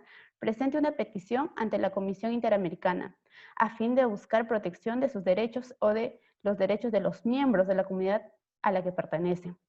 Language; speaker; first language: Spanish; native; Spanish